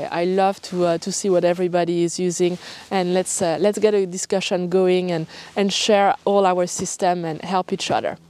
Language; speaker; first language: English; non-native, fluent; French